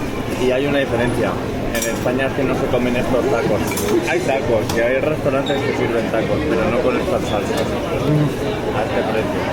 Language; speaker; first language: Spanish; native; Spanish